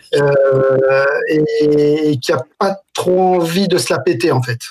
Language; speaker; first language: French; non-native, local second language; Arabic